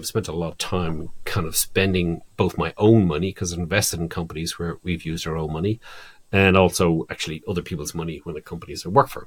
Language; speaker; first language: English; native; English